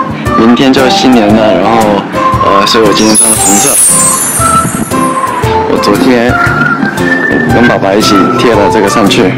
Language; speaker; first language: Chinese; early bilingual, heritage; Chinese